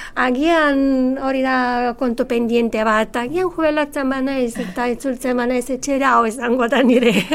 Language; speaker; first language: Basque; non-native, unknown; Bulgarian